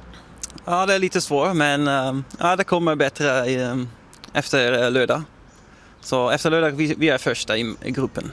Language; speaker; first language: Swedish; non-native, fluent; Dutch